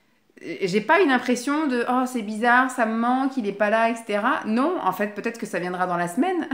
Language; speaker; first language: French; native; French